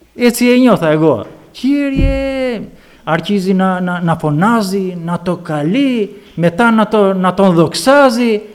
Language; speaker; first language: Greek; non-native, fluent; Albanian